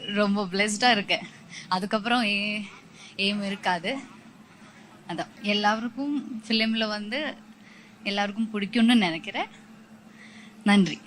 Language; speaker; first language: Tamil; non-native, learner; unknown